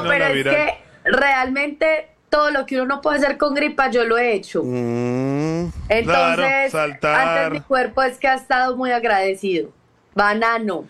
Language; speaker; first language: Spanish; native; Spanish